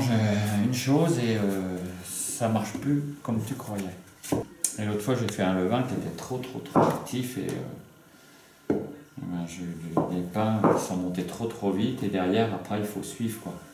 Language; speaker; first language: French; native; French